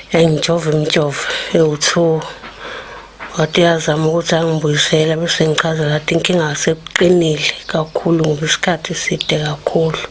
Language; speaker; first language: Zulu; native; Zulu